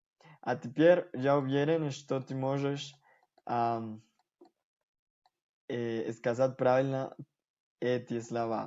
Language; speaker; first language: Russian; non-native, fluent; Spanish